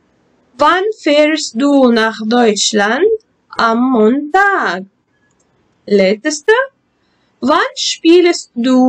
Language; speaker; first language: German; non-native, fluent; Arabic